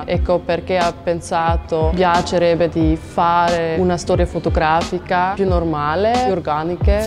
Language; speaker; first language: Italian; non-native, local second language; Swiss German